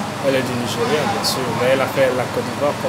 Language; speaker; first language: French; non-native, fluent; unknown